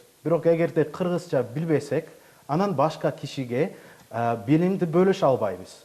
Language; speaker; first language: Kyrgyz; non-native, learner; English